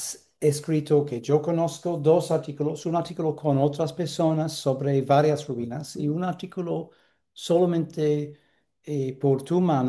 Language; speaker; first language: Spanish; non-native, fluent; English